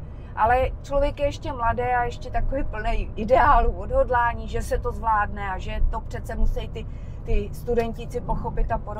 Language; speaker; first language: Czech; native; Czech